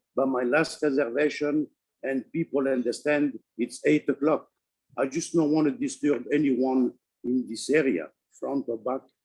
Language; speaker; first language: English; non-native, learner; Italian